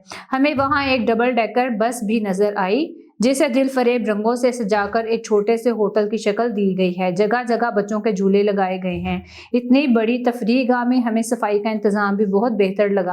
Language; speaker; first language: Urdu; native; Urdu